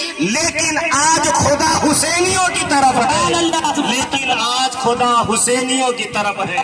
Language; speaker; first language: Urdu; native; Urdu